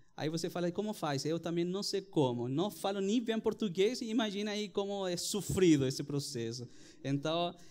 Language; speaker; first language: Portuguese; non-native, fluent; Spanish